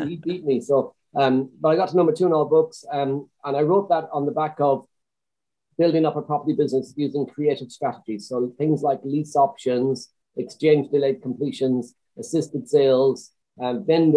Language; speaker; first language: English; native; English